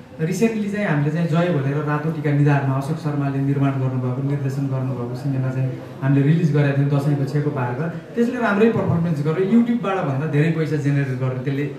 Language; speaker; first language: Nepali; native; Nepali